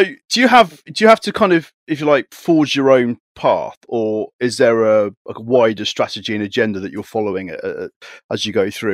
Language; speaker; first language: English; native; English